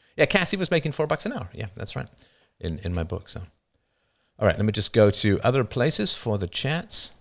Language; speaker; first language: English; native; English